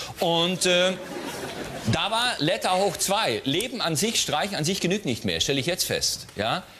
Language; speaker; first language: German; native; German